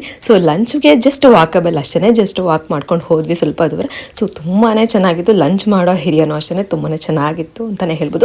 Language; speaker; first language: Kannada; native; Kannada